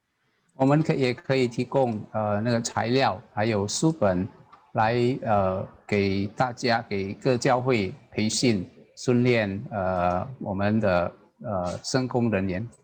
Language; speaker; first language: Chinese; non-native, learner; Indonesian